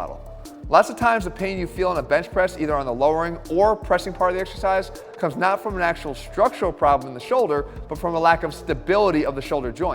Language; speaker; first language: English; native; English